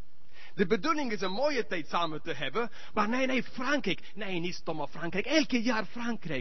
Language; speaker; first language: Dutch; non-native, learner; English